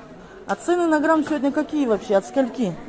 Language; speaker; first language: Russian; native; Russian